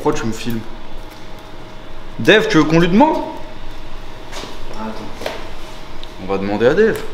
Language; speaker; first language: French; native; French